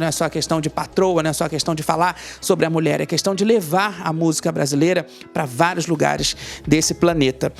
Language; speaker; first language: Portuguese; native; Portuguese